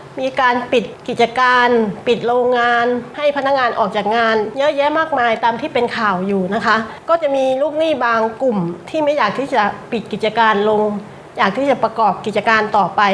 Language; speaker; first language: Thai; native; Thai